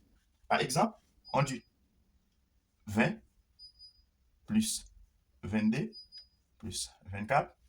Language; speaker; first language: French; non-native, local second language; Haitian Creole